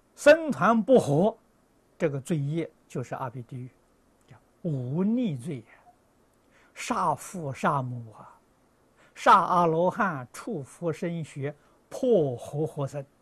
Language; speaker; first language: Chinese; native; Chinese